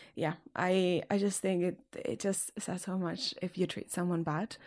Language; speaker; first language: English; non-native, fluent; Spanish